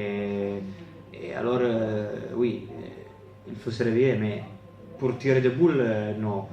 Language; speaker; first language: French; non-native, fluent; Italian